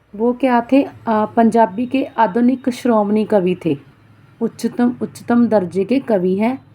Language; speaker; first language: Hindi; non-native, local second language; Punjabi